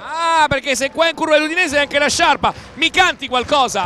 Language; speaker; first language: Italian; native; Italian